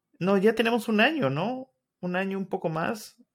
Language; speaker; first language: Spanish; native; Spanish